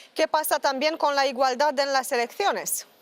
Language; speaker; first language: Spanish; non-native, fluent; Romanian